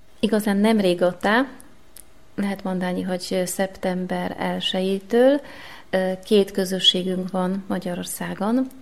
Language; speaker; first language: Hungarian; non-native, fluent; Polish